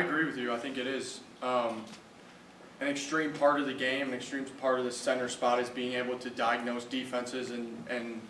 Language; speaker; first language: English; native; English